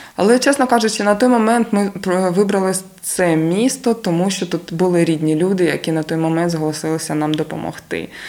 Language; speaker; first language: Ukrainian; native; Ukrainian